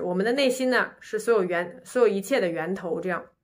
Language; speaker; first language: Chinese; native; Chinese